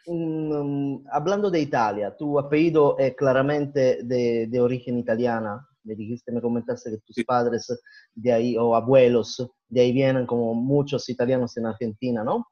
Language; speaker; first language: Spanish; non-native, fluent; Italian